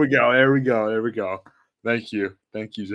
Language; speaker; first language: English; native; English